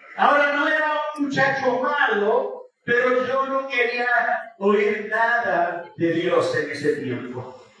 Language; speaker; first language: Spanish; early bilingual, heritage; Spanish